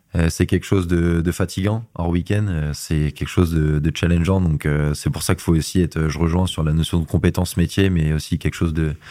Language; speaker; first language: French; native; French